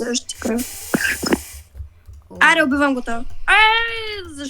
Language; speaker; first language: Bulgarian; native; Bulgarian